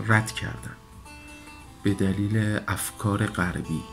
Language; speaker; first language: Persian; native; Persian